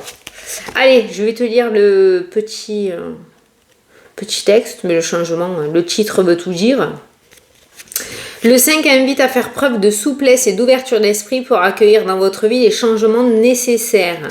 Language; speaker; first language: French; native; French